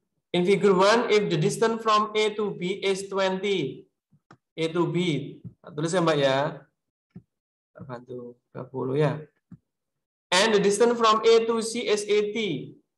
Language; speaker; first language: English; non-native, learner; Indonesian